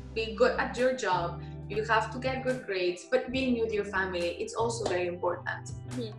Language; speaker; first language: English; non-native, fluent; Spanish